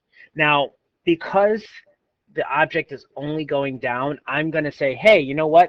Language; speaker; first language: English; native; English